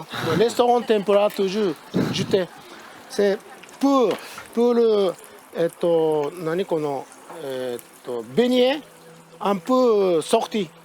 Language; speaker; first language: French; non-native, learner; Japanese